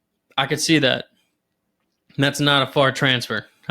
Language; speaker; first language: English; native; English